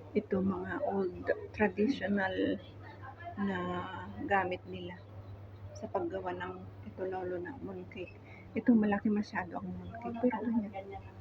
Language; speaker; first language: Filipino; non-native, local second language; Iloko